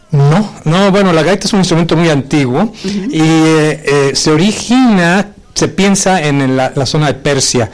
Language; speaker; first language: Spanish; early bilingual, heritage; Spanish